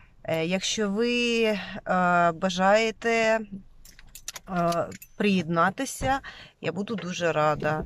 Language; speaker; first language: Ukrainian; non-native, local second language; Russian